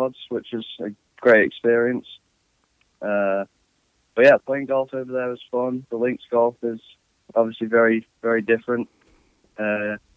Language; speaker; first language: English; native; English